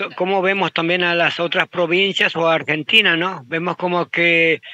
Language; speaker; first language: Spanish; native; Spanish